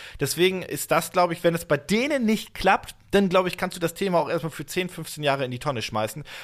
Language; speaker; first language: German; native; German